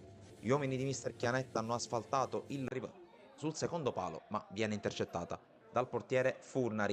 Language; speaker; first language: Italian; native; Italian